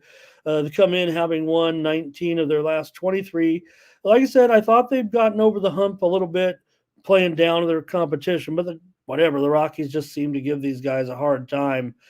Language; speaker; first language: English; native; English